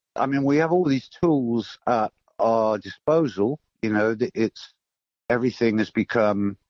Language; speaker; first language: English; native; English